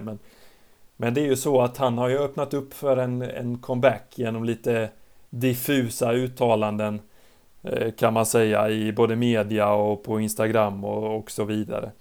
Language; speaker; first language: Swedish; native; Swedish